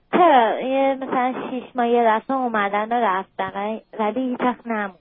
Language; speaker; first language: Persian; native; Persian